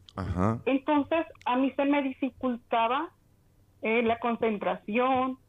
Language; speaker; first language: Spanish; native; Spanish